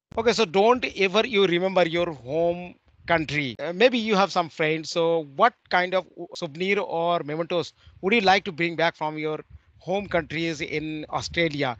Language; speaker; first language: English; non-native, learner; Bangla